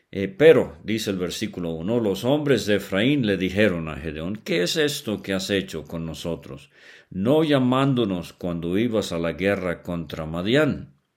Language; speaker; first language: Spanish; native; Spanish